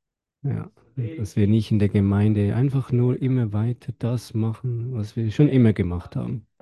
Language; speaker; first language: German; non-native, fluent; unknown